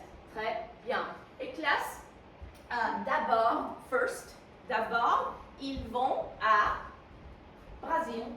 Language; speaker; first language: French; non-native, fluent; Spanish